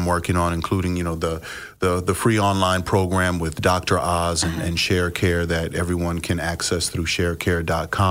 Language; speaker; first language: English; early bilingual, other home language; Russian